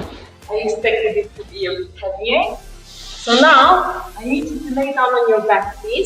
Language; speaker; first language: English; non-native, fluent; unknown